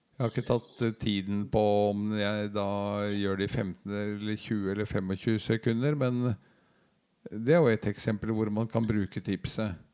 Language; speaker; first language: Norwegian; native; Norwegian